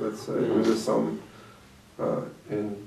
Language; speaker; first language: English; non-native, fluent; Latvian